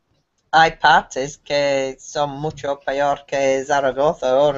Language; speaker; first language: Spanish; non-native, learner; English